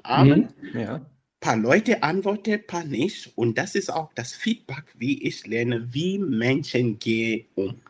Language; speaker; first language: German; non-native, learner; English